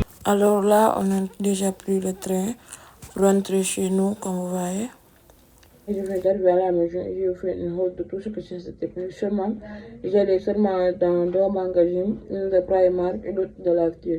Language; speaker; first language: French; non-native, fluent; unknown